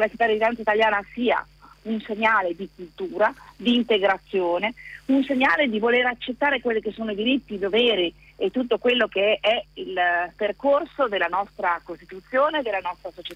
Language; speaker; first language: Italian; native; Italian